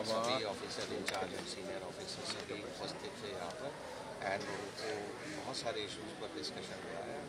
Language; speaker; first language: Hindi; non-native, local second language; Bangla